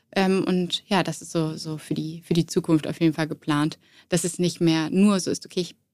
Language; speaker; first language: German; native; German